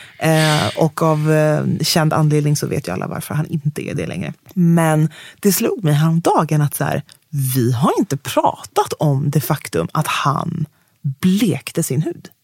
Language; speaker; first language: Swedish; native; Swedish